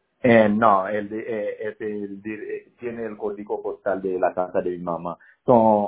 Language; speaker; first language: Spanish; non-native, learner; Haitian Creole